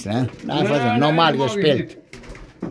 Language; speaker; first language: German; non-native, learner; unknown